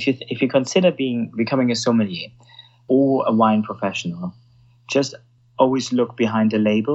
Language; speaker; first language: English; non-native, fluent; German